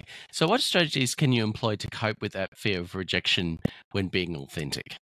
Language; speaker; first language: English; native; English